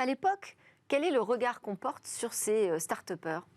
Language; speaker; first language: French; native; French